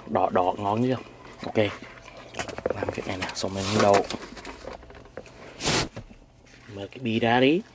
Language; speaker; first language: Vietnamese; early bilingual, heritage; Vietnamese